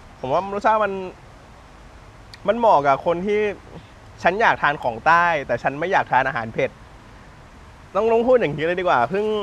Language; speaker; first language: Thai; native; Thai